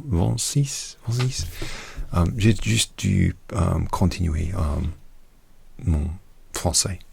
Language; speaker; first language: French; non-native, learner; English